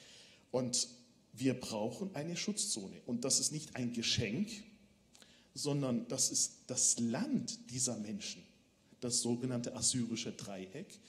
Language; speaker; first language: German; non-native, fluent; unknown